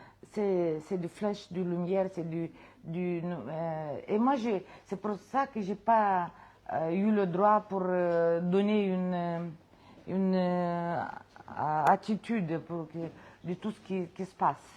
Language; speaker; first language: French; non-native, fluent; Romanian